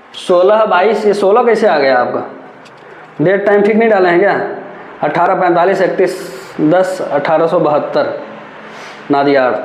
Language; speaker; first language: Hindi; native; Hindi